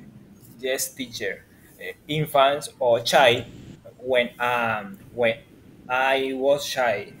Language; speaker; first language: English; non-native, learner; Spanish